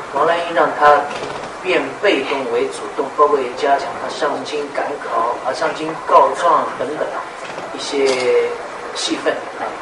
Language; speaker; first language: Chinese; native; Chinese